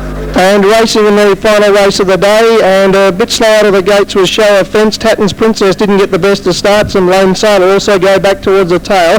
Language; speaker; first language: English; native; English